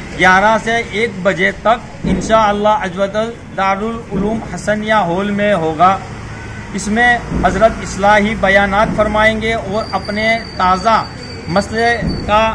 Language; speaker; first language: Urdu; non-native, local second language; Gujarati